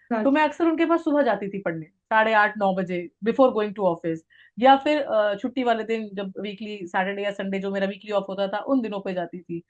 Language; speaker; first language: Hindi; native; Hindi